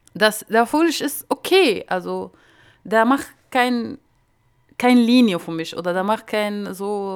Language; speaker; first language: German; non-native, fluent; Arabic